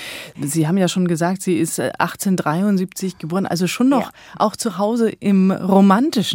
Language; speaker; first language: German; native; German